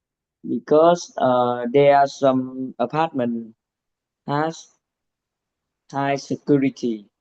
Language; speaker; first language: English; non-native, learner; Vietnamese